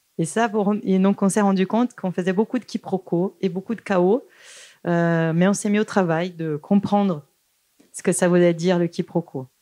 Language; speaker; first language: French; non-native, fluent; Portuguese